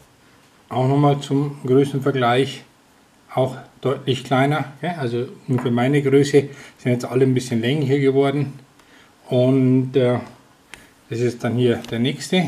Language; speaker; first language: German; native; German